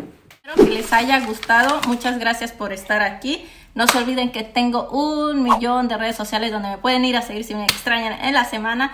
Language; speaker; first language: Spanish; native; Spanish